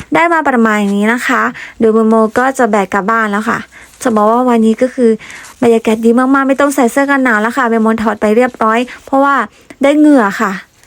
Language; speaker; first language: Thai; non-native, local second language; Karen languages